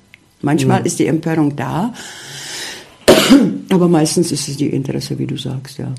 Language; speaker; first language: German; non-native, fluent; Czech